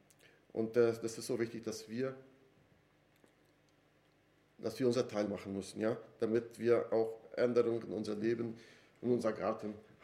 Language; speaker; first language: German; non-native, fluent; Portuguese